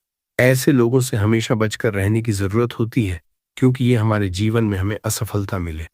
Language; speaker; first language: Hindi; native; Hindi